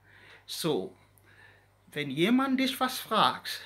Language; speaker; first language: German; non-native, learner; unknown